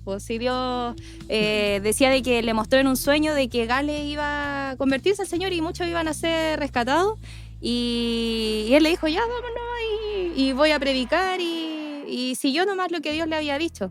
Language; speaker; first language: Spanish; native; Spanish